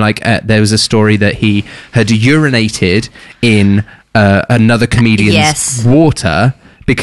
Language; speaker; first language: English; native; English